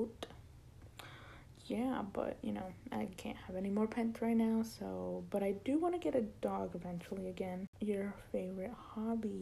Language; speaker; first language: English; early bilingual, other home language; Spanish